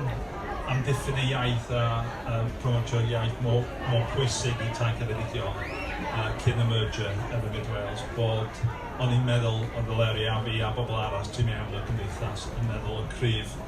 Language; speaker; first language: Welsh; non-native, local second language; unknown